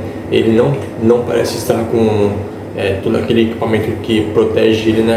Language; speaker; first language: Portuguese; native; Portuguese